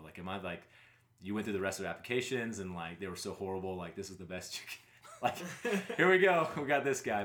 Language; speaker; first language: English; native; English